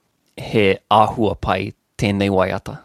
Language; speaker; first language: Māori; non-native, learner; English